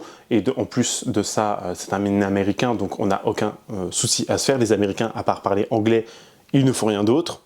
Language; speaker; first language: French; native; French